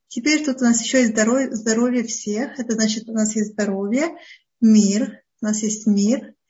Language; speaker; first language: Russian; early bilingual, heritage; Russian